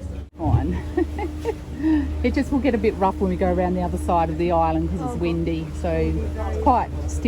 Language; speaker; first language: English; native; English